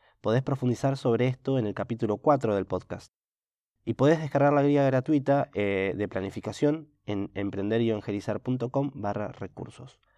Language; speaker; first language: Spanish; native; Spanish